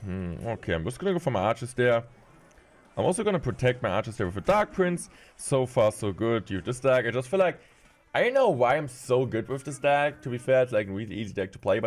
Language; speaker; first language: English; non-native, fluent; German